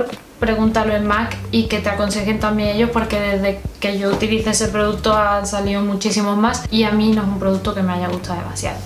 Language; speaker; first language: Spanish; native; Spanish